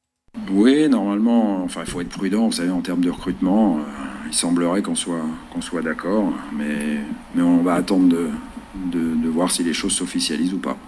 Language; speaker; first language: French; native; French